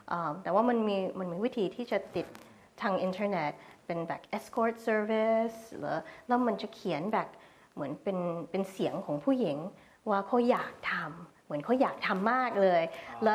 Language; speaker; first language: Thai; early bilingual, heritage; Thai